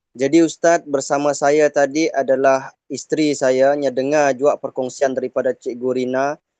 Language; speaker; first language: Malay; non-native, local second language; Iban